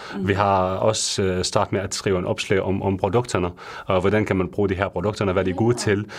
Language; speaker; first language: Danish; non-native, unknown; Arabic